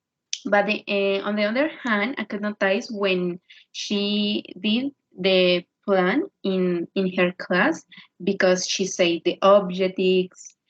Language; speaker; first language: English; non-native, learner; Spanish